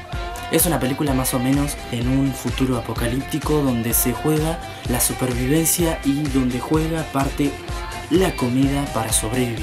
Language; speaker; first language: Spanish; native; Spanish